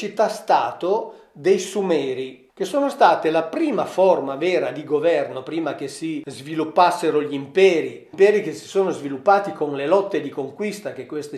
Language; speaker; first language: Italian; native; Italian